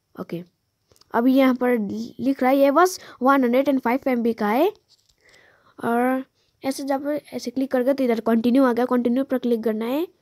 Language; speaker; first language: Hindi; native; Hindi